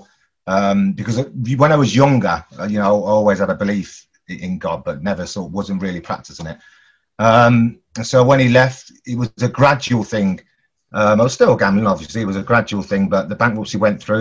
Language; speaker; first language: English; native; English